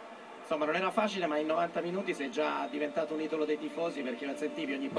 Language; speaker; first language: Italian; native; Italian